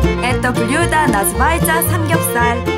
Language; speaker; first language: Russian; non-native, fluent; Korean